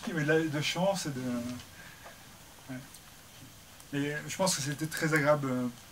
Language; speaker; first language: French; native; French